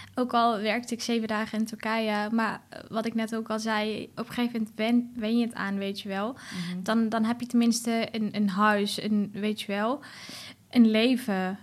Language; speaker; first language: Dutch; early bilingual, other home language; Arabic